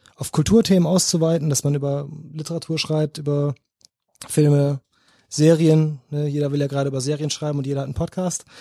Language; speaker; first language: German; native; German